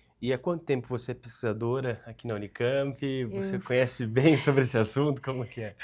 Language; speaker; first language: Portuguese; native; Portuguese